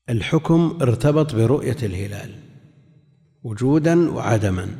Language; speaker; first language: Arabic; native; Arabic